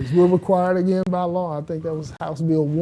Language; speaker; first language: English; native; English